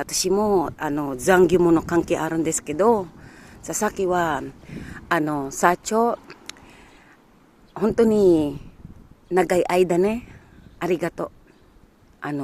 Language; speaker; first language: Japanese; non-native, learner; Filipino